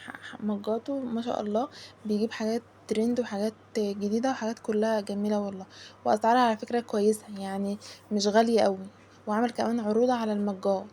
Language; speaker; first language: Arabic; native; Arabic